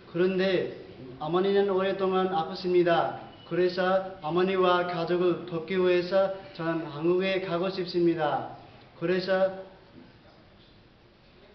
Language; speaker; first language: Korean; non-native, learner; Nepali